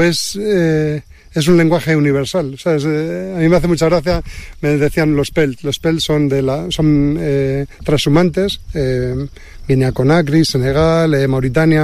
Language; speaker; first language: Spanish; native; Spanish